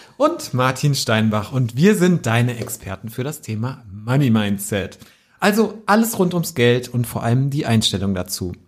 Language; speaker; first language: German; native; German